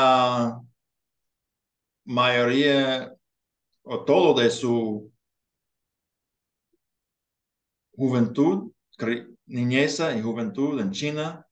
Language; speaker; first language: Spanish; non-native, learner; English